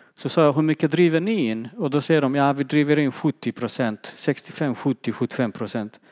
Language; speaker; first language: Swedish; non-native, fluent; Bosnian